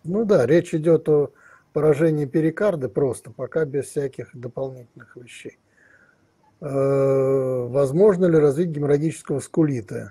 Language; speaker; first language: Russian; native; Russian